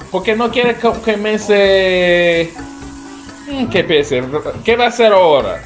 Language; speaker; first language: Spanish; non-native, learner; English